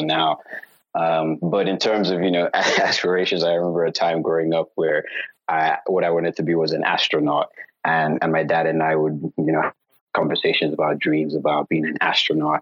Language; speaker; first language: English; non-native, local second language; Yoruba